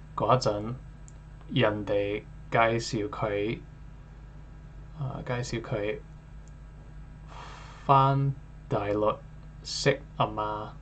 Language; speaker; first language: Cantonese; non-native, learner; English